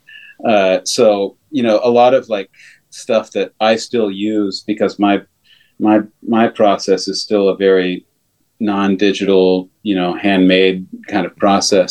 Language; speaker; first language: English; native; English